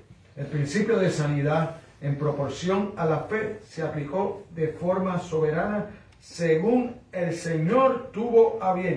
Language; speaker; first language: Spanish; native; Spanish